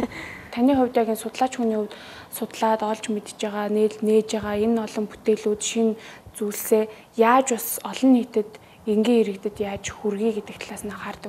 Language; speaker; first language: Mongolian; native; Mongolian